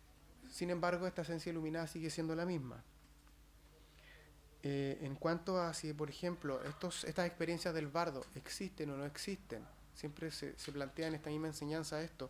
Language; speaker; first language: Spanish; native; Spanish